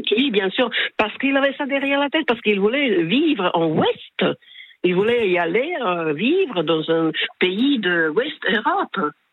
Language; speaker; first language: French; non-native, fluent; Slovak